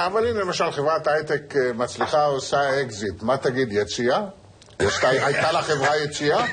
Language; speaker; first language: Hebrew; native; Hebrew